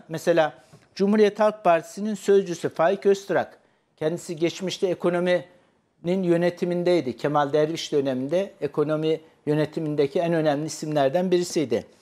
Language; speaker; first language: Turkish; native; Turkish